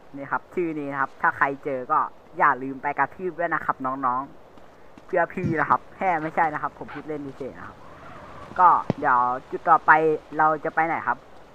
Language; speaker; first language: Thai; native; Thai